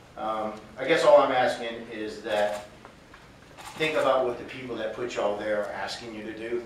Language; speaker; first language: English; native; English